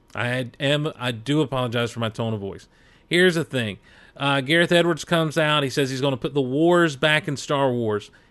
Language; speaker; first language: English; native; English